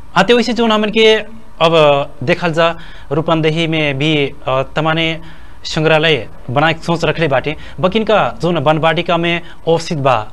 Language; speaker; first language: Bhojpuri; non-native, local second language; Rana Tharu